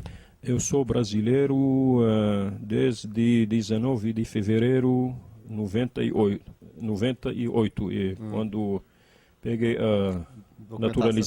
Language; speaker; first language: Portuguese; non-native, learner; Arabic